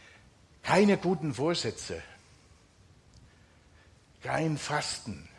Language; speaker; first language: German; non-native, fluent; Finnish